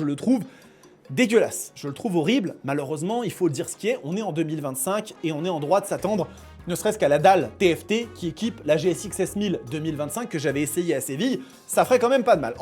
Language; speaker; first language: French; native; French